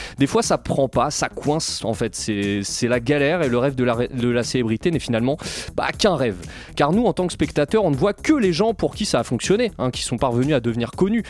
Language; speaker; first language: French; native; French